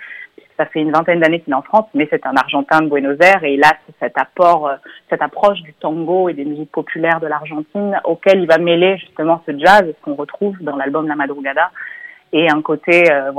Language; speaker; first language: French; native; French